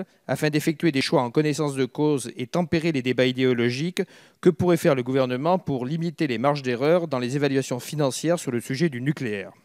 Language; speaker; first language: French; native; French